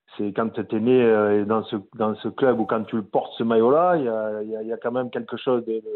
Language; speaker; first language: French; native; French